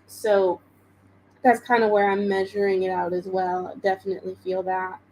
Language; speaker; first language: English; native; English